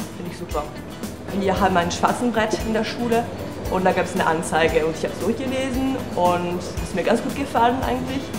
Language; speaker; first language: German; non-native, fluent; French